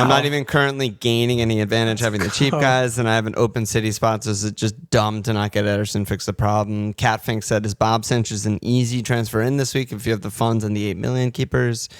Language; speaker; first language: English; native; English